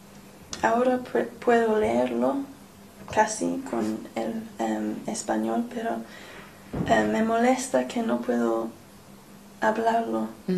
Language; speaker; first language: Spanish; non-native, learner; English